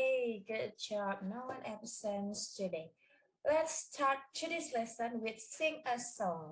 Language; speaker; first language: English; non-native, learner; Indonesian